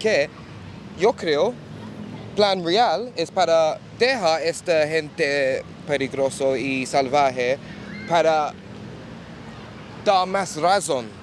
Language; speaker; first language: Spanish; non-native, learner; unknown